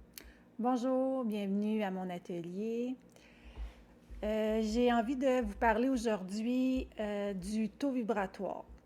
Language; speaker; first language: French; native; French